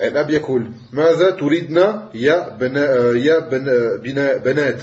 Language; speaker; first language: Arabic; non-native, fluent; French